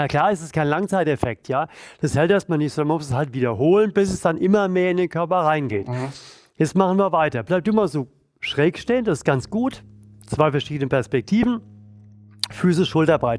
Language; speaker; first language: German; native; German